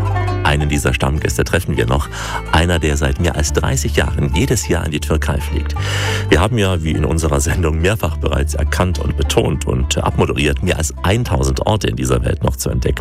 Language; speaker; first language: German; native; German